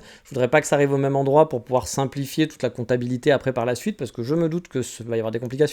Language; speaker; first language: French; native; French